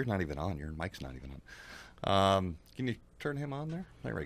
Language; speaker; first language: English; native; English